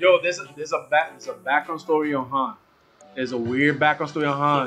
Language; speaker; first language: English; early bilingual, other home language; Spanish